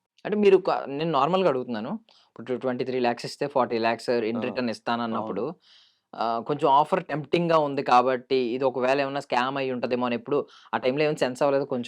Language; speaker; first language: Telugu; native; Telugu